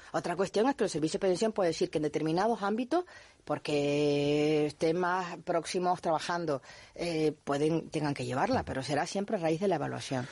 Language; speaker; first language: Spanish; native; Spanish